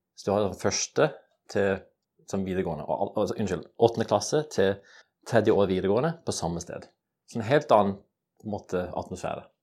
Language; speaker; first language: Norwegian; non-native, fluent; English